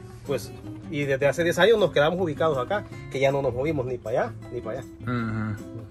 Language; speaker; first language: Spanish; native; Spanish